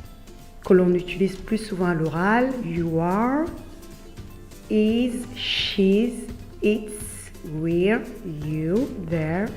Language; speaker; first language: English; non-native, fluent; French